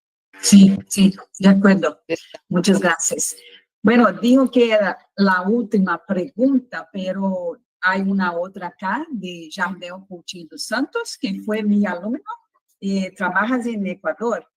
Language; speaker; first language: Spanish; non-native, fluent; Portuguese